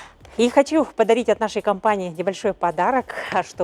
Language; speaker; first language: Russian; native; Russian